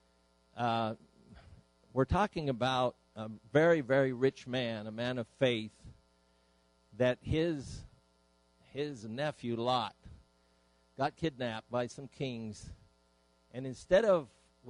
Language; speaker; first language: English; native; English